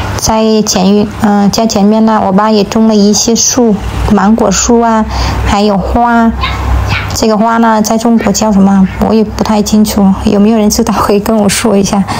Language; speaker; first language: Chinese; non-native, fluent; Vietnamese